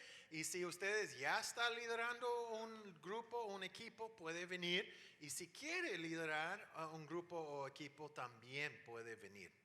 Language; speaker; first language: Spanish; non-native, fluent; English